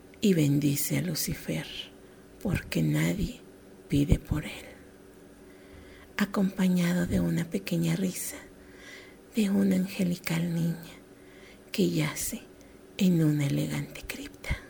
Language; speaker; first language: Spanish; native; Spanish